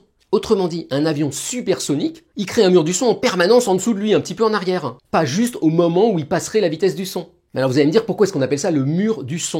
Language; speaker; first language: French; native; French